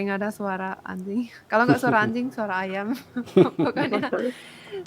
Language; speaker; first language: Indonesian; non-native, fluent; Finnish